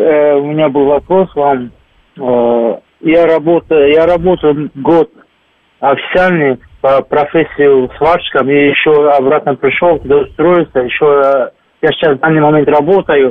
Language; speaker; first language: Russian; non-native, learner; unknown